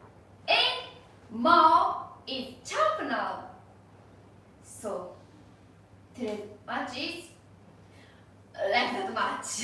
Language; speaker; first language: English; non-native, learner; Japanese